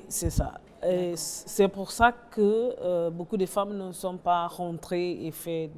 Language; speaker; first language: French; non-native, learner; Portuguese